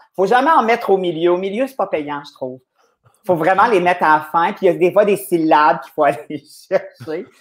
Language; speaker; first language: French; native; French